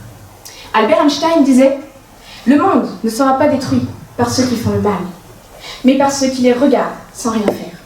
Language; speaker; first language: French; native; French